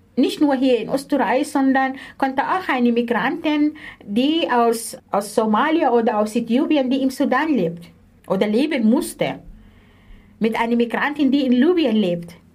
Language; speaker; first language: German; non-native, fluent; Arabic